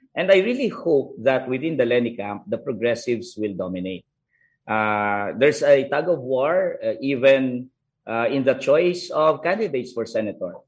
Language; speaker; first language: English; non-native, local second language; Hiligaynon